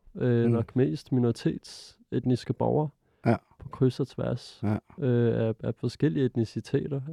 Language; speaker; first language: Danish; early bilingual, other home language; Arabic